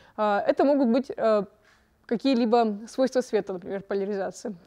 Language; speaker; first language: Russian; native; Russian